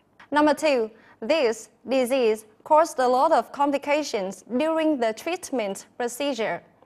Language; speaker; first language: English; non-native, fluent; Vietnamese